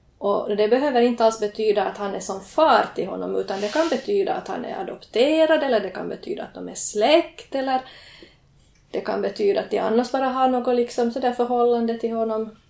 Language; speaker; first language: Swedish; native; Swedish